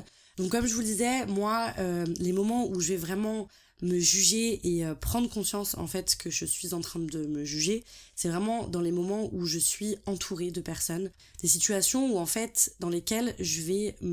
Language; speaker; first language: French; native; French